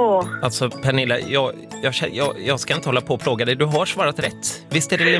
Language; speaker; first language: Swedish; native; Swedish